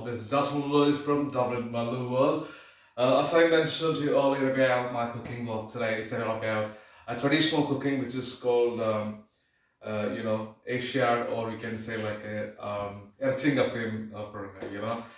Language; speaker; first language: English; non-native, local second language; Malayalam